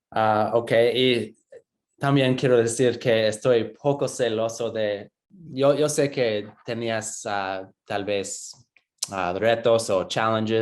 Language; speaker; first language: Spanish; non-native, fluent; English